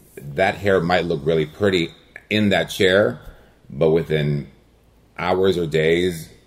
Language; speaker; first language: English; early bilingual, other home language; Spanish